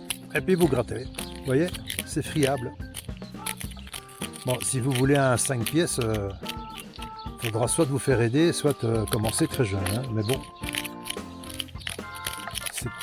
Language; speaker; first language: French; native; French